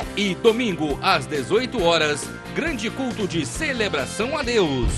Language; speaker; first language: Portuguese; native; Portuguese